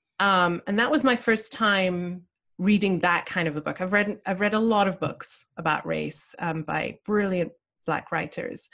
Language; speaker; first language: English; native; English